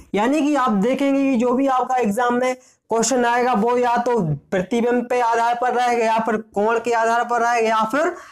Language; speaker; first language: Hindi; native; Hindi